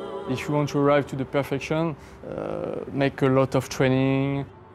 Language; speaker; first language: English; non-native, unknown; French